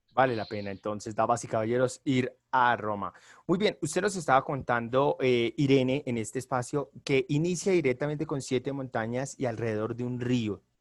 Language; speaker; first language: Spanish; native; Spanish